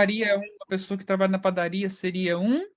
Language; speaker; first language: Portuguese; native; Portuguese